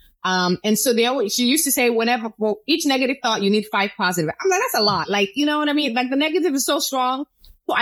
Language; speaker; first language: English; non-native, local second language; Yoruba